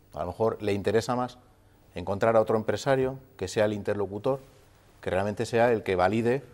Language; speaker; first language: Spanish; native; Spanish